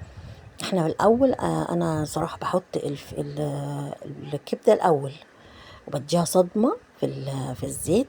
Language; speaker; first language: Arabic; native; Arabic